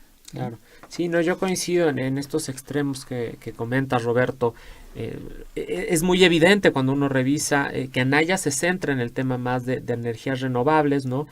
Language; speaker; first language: Spanish; native; Spanish